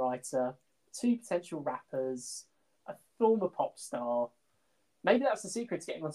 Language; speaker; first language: English; native; English